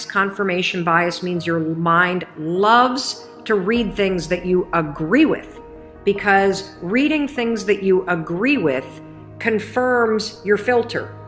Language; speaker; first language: English; native; English